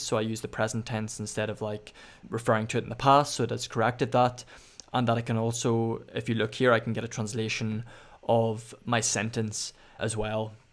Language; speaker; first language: English; native; English